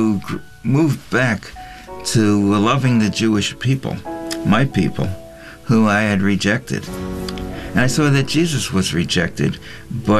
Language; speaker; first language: English; non-native, local second language; Yiddish